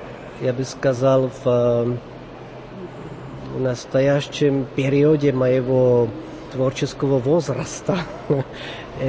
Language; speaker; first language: Russian; non-native, fluent; Czech